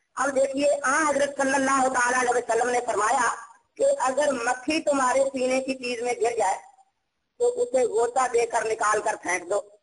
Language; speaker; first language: Urdu; non-native, local second language; Punjabi